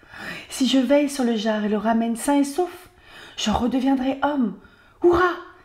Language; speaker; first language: French; native; French